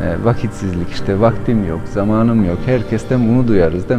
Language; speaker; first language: Turkish; non-native, fluent; Albanian